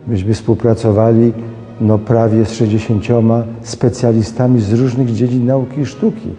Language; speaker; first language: Polish; native; Polish